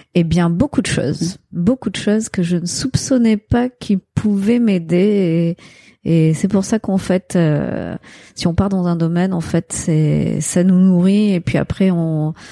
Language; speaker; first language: French; native; French